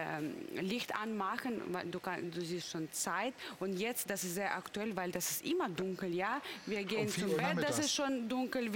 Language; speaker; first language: German; non-native, fluent; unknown